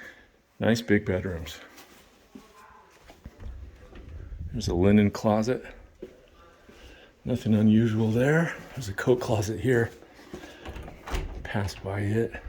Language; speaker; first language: English; native; English